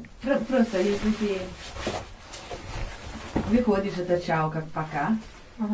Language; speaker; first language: Russian; native; Russian